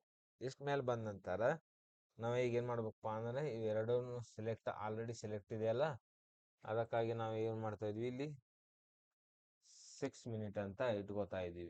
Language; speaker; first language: Kannada; native; Kannada